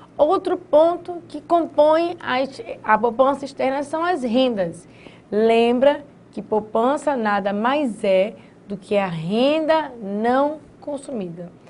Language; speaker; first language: Portuguese; native; Portuguese